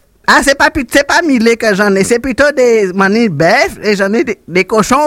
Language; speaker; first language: French; native; French